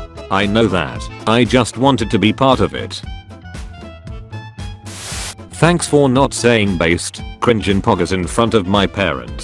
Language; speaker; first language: English; native; English